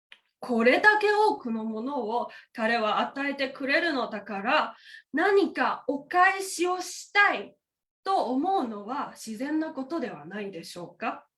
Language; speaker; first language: Japanese; non-native, learner; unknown